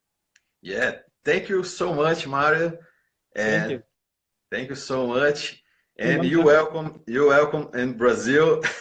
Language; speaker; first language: English; non-native, learner; Portuguese